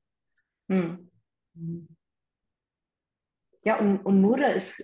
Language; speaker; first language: German; non-native, fluent; English